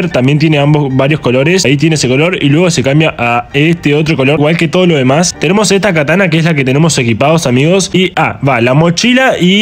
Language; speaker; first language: Spanish; native; Spanish